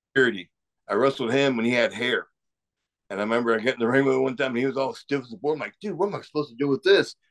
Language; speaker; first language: English; native; English